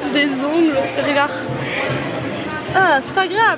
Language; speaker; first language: French; native; French